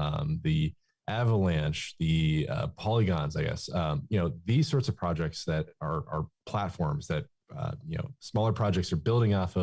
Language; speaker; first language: English; native; English